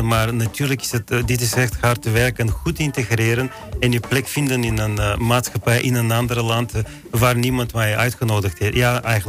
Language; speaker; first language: Dutch; non-native, fluent; Bulgarian